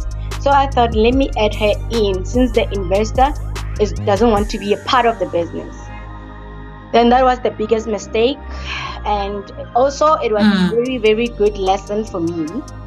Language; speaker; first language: English; non-native, local second language; Tswana